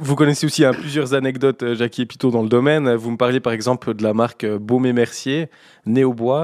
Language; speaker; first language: French; native; French